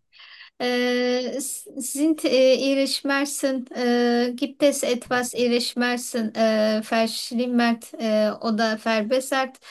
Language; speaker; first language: German; non-native, learner; Turkish